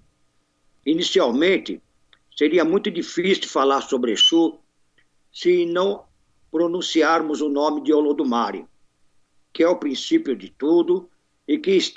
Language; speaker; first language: Portuguese; native; Portuguese